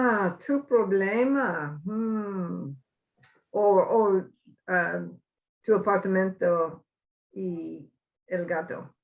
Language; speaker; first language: Spanish; non-native, learner; English